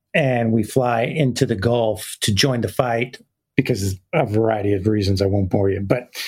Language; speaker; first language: English; native; English